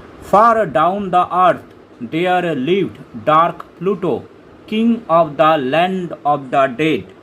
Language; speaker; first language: English; non-native, local second language; Bangla